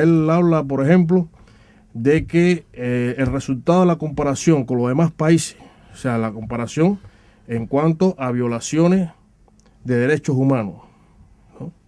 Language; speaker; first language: Spanish; native; Spanish